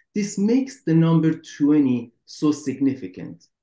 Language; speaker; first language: English; non-native, fluent; Persian